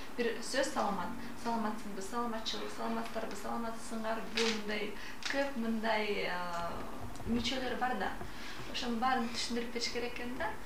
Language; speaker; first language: Kyrgyz; non-native, local second language; Russian